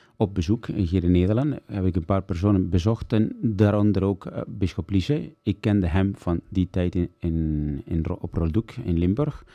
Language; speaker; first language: Dutch; non-native, fluent; Italian